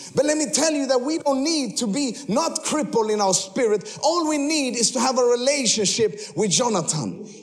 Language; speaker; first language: English; early bilingual, heritage; Spanish